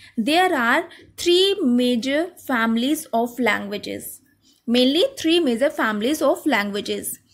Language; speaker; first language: English; non-native, local second language; Hindi